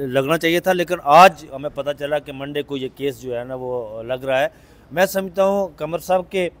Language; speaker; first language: Urdu; native; Urdu